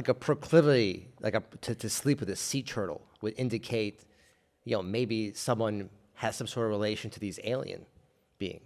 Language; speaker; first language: English; native; English